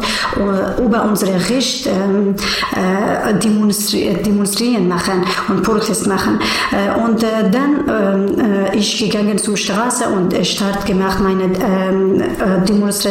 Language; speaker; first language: German; non-native, learner; Persian